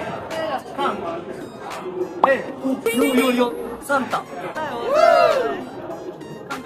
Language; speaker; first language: Chinese; non-native, learner; Japanese